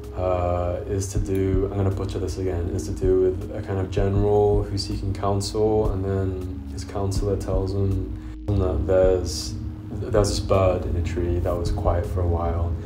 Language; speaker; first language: English; native; English